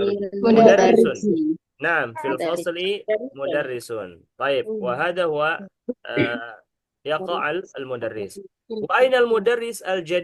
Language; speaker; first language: Arabic; non-native, fluent; Indonesian